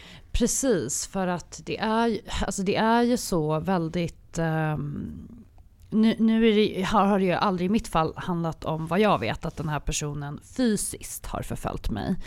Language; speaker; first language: Swedish; native; Swedish